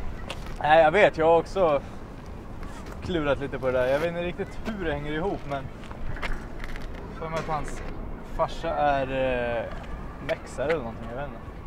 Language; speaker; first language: Swedish; native; Swedish